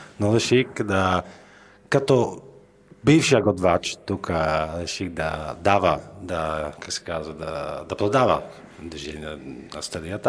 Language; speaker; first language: Bulgarian; non-native, fluent; Italian